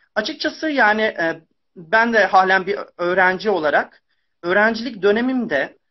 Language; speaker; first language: Turkish; native; Turkish